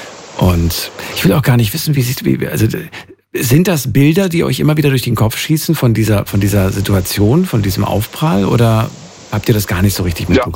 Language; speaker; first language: German; native; German